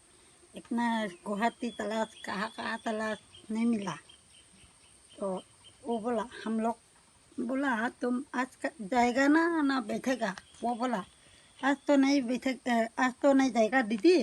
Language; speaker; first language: Hindi; non-native, local second language; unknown